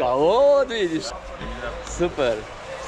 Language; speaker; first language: Russian; non-native, learner; Polish